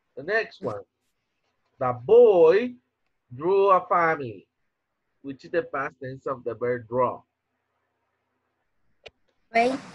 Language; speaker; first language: English; non-native, fluent; Spanish